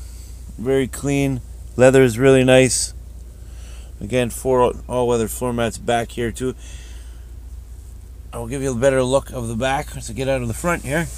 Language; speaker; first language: English; native; English